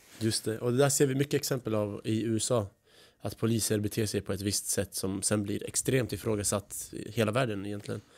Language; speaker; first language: Swedish; early bilingual, other home language; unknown